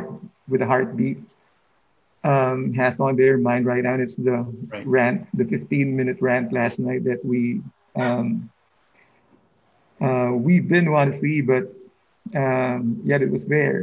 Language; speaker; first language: English; non-native, local second language; Filipino